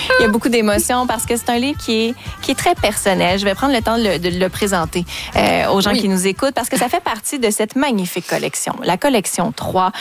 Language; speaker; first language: French; native; French